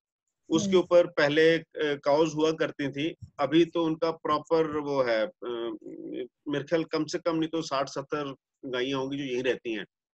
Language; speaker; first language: Hindi; native; Hindi